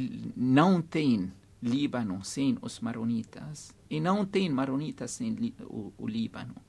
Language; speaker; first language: Portuguese; non-native, fluent; Arabic